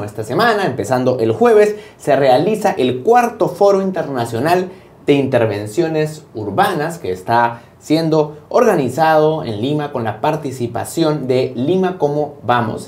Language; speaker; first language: Spanish; native; Spanish